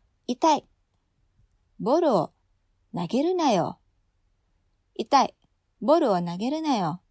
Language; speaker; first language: Japanese; non-native, fluent; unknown